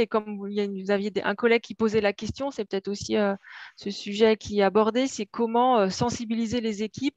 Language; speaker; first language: French; native; French